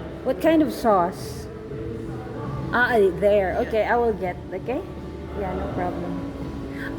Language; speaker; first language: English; non-native, learner; Filipino